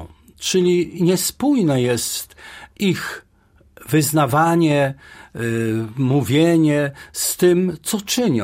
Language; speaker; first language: Polish; native; Polish